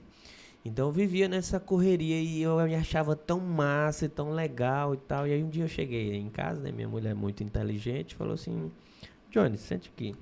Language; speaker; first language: Portuguese; native; Portuguese